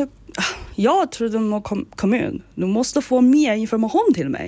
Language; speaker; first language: Swedish; non-native, learner; Chinese